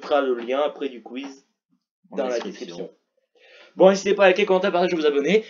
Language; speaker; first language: French; native; French